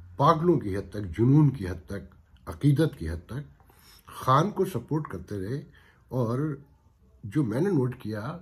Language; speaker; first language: Urdu; native; Urdu